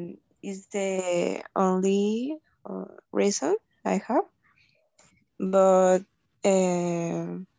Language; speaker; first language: English; non-native, learner; Spanish